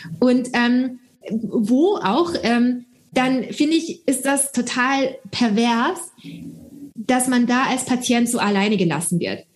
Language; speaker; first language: German; early bilingual, other home language; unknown